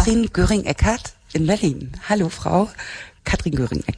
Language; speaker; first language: German; native; German